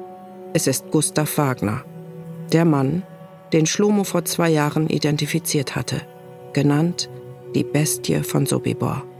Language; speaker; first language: German; native; German